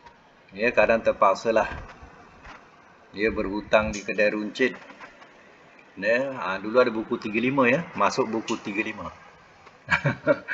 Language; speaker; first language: Malay; native; Malay